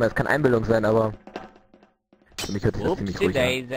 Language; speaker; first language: German; native; German